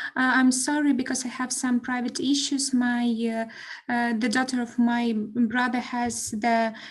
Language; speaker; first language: English; non-native, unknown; Ukrainian